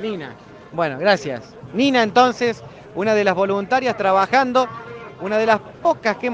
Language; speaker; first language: Spanish; native; Spanish